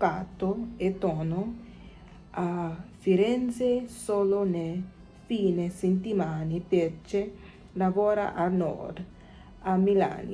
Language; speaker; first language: Italian; non-native, learner; English